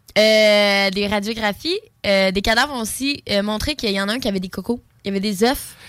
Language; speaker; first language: French; native; French